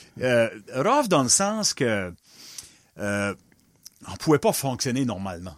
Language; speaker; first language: French; non-native, local second language; English